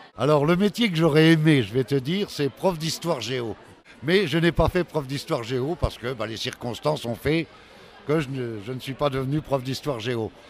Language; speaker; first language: French; native; French